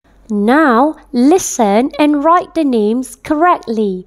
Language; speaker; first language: English; non-native, local second language; Malay